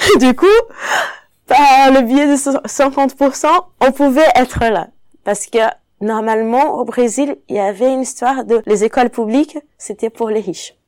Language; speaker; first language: French; non-native, fluent; Portuguese